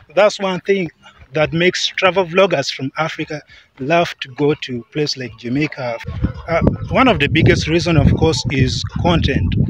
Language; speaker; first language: English; non-native, local second language; Acoli